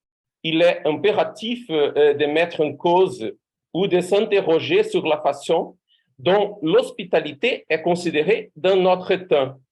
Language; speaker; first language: French; non-native, fluent; Portuguese